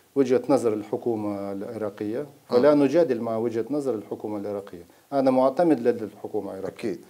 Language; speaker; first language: Arabic; non-native, fluent; Russian